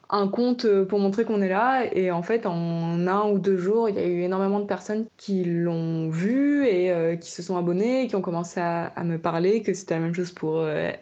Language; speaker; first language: French; native; French